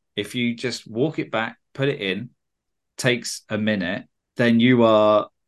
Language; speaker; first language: English; native; English